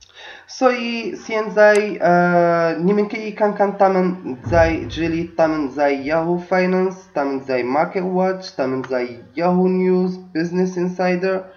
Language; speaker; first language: Chinese; non-native, learner; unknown